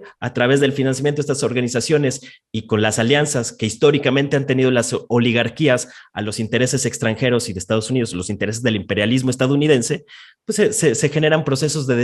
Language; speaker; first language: Spanish; native; Spanish